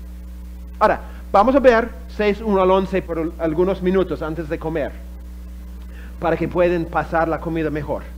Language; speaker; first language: Spanish; non-native, fluent; English